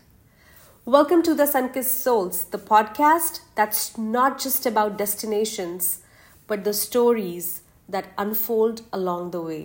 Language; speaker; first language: English; non-native, local second language; Hindi